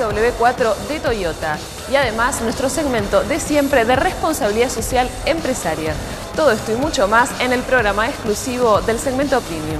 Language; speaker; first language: Spanish; native; Spanish